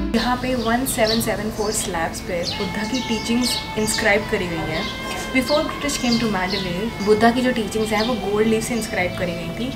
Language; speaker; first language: Hindi; native; Hindi